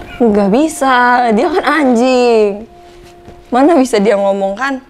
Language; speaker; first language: Indonesian; native; Indonesian